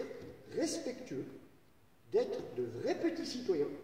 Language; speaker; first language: French; native; French